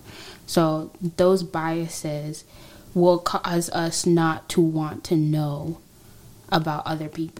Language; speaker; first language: English; non-native, local second language; Swahili